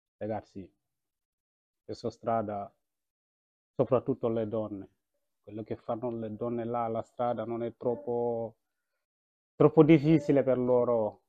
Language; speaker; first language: Italian; non-native, learner; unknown